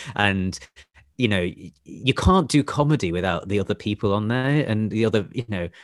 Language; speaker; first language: English; native; English